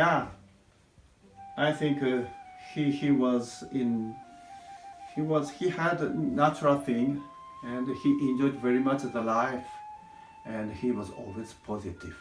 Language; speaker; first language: English; non-native, learner; Japanese